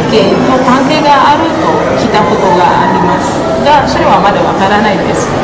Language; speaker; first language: Japanese; non-native, fluent; Indonesian